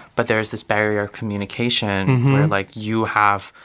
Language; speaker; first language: English; non-native, local second language; Chinese